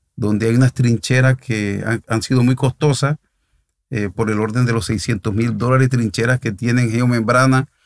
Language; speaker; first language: Spanish; native; Spanish